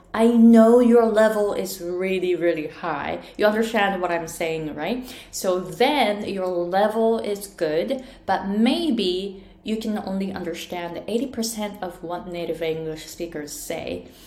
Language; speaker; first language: English; non-native, fluent; Japanese